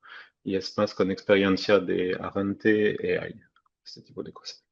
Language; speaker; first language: Spanish; non-native, fluent; French